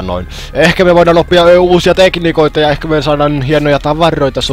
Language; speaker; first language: Finnish; native; Finnish